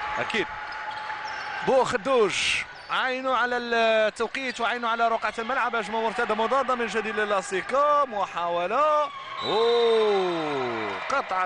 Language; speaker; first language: Arabic; native; Arabic